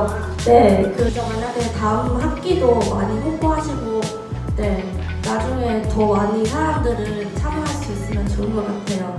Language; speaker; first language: Korean; non-native, fluent; Chinese